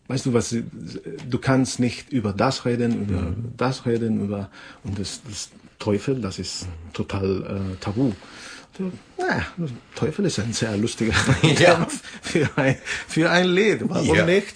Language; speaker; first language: German; non-native, fluent; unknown